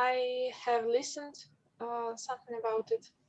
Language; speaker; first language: English; non-native, learner; Russian